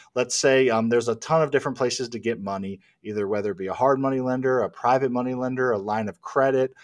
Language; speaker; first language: English; native; English